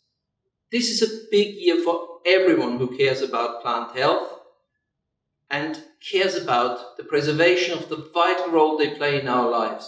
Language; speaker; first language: English; non-native, fluent; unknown